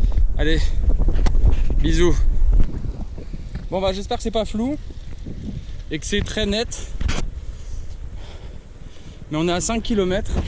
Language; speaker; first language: French; native; French